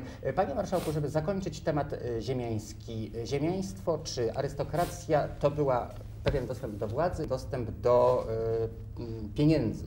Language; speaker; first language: Polish; native; Polish